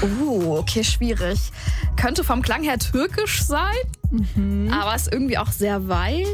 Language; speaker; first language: German; native; German